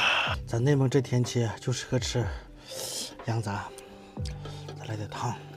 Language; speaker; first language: Chinese; native; Chinese